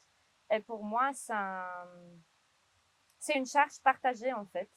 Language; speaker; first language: French; non-native, fluent; Romanian